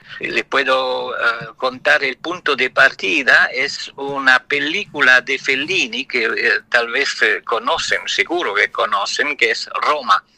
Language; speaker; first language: Spanish; non-native, fluent; Italian